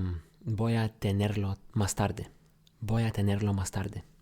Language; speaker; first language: Spanish; non-native, learner; English